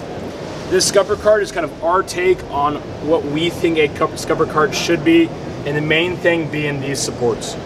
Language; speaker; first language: English; native; English